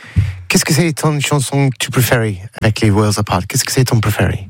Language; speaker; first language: French; non-native, learner; English